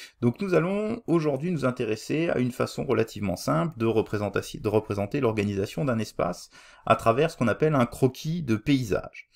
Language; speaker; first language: French; native; French